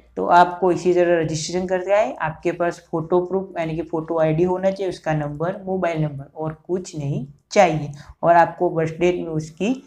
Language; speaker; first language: Hindi; non-native, local second language; Gujarati